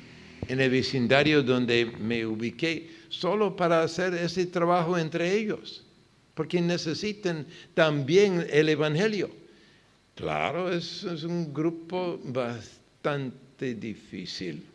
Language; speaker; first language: Spanish; non-native, fluent; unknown